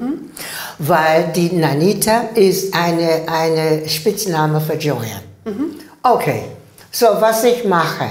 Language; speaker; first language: German; non-native, learner; English